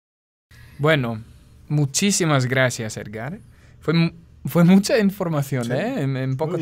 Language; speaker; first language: Spanish; non-native, fluent; English